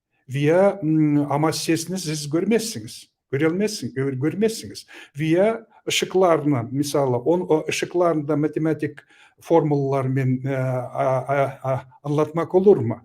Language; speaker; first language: Turkish; non-native, learner; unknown